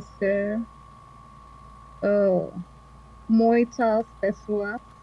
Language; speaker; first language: Portuguese; non-native, learner; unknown